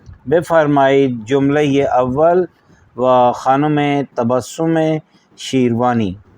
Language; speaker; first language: Persian; non-native, fluent; Urdu